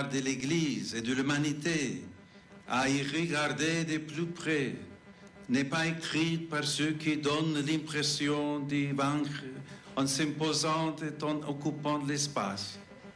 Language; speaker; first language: French; non-native, fluent; English